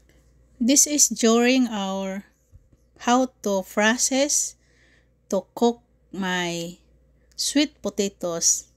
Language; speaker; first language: English; non-native, learner; Filipino